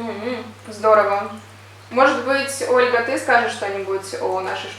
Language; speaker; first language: Russian; native; Russian